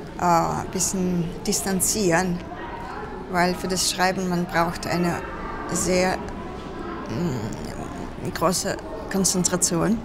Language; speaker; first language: German; non-native, fluent; Russian